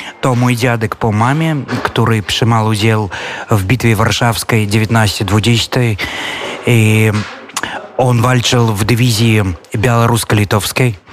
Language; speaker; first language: Polish; non-native, learner; Belarusian